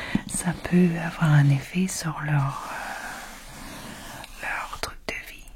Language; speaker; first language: French; non-native, fluent; English